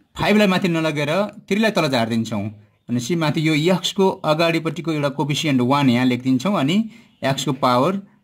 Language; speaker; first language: Nepali; native; Nepali